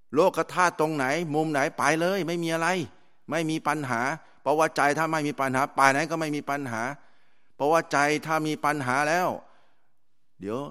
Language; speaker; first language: Thai; native; Thai